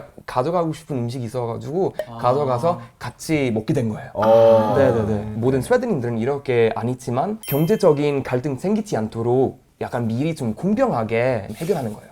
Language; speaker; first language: Korean; non-native, fluent; Swedish